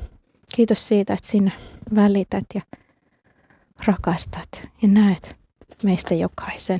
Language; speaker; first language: Finnish; native; Finnish